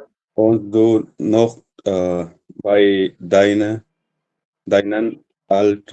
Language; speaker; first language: German; non-native, learner; Urdu